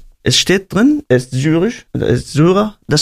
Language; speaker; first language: German; non-native, learner; Arabic